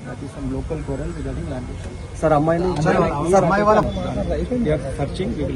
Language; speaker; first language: Telugu; non-native, learner; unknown